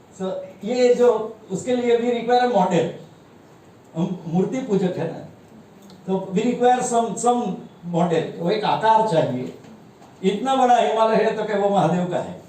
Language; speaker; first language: Hindi; non-native, local second language; Gujarati